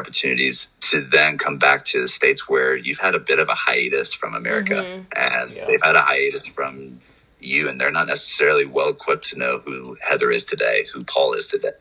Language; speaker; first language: English; native; English